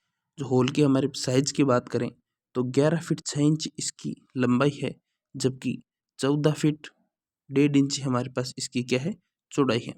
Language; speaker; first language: Hindi; native; Hindi